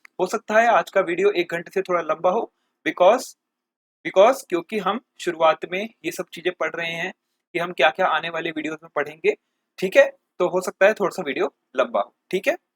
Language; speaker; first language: Hindi; native; Hindi